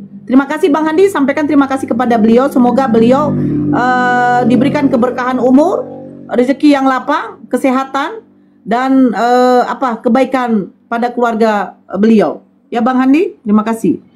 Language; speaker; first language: Indonesian; native; Indonesian